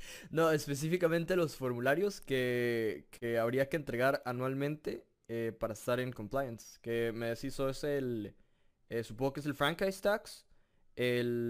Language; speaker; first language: Spanish; native; Spanish